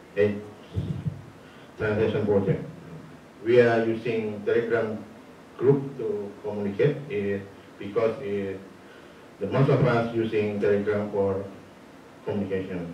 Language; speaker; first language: English; non-native, learner; Indonesian